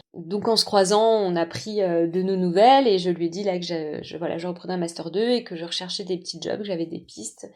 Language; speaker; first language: French; native; French